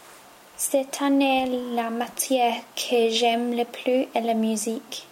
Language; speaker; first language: French; non-native, learner; English